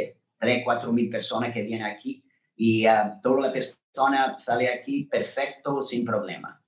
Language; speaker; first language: Spanish; non-native, learner; French